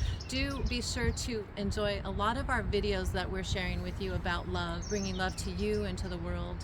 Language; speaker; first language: English; native; English